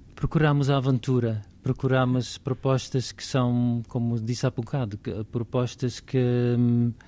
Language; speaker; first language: Portuguese; non-native, fluent; Dutch